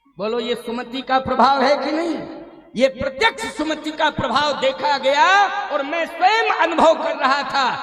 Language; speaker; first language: Hindi; native; Hindi